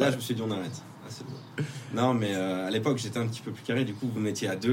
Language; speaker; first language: French; native; French